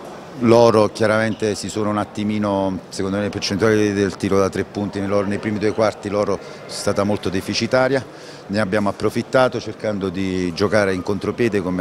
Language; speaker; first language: Italian; native; Italian